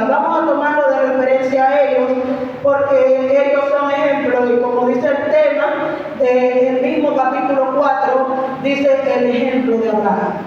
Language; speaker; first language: Spanish; native; Spanish